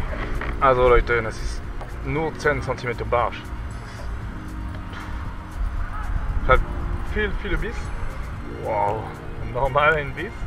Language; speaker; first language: German; non-native, learner; French